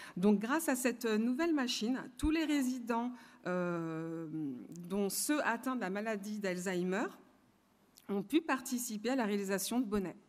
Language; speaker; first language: French; native; French